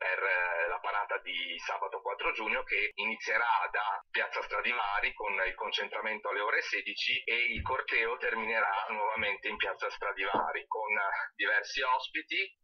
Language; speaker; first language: Italian; native; Italian